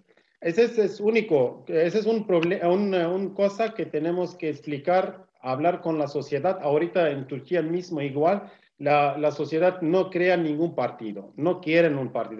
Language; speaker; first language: Spanish; non-native, learner; Kurdish